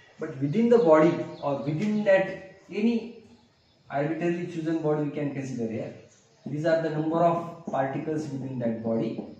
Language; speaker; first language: English; non-native, local second language; Marathi